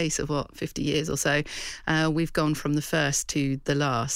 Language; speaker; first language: English; native; English